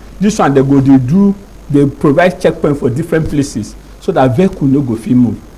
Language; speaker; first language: Nigerian Pidgin; non-native, local second language; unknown